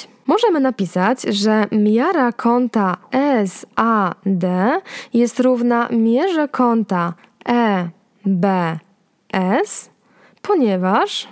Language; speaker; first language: Polish; native; Polish